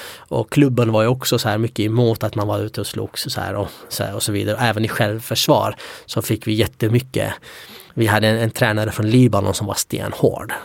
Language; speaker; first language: Swedish; early bilingual, other home language; Kurdish